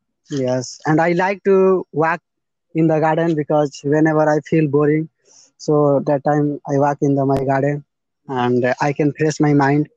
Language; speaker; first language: English; non-native, learner; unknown